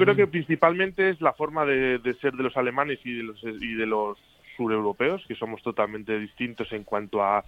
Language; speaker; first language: Spanish; native; Spanish